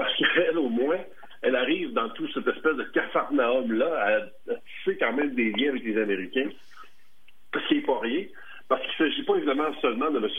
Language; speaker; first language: French; native; French